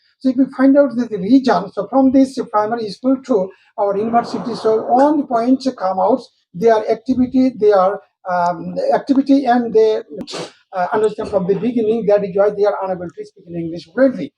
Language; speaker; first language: English; non-native, local second language; Bangla